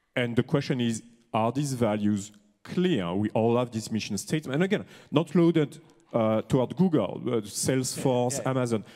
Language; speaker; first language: English; non-native, fluent; French